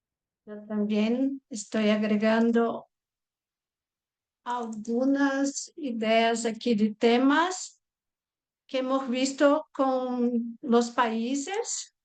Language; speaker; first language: Spanish; non-native, fluent; Portuguese